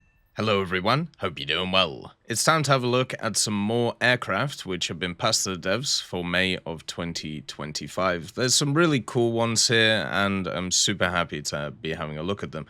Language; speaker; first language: English; native; English